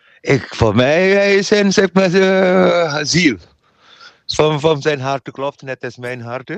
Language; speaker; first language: Dutch; non-native, learner; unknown